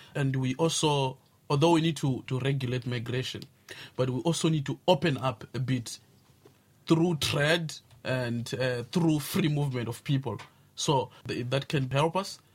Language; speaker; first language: English; non-native, local second language; Tsonga